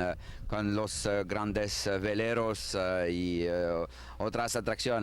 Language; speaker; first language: Spanish; non-native, learner; French